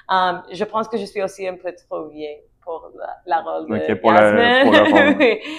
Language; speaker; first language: French; non-native, learner; English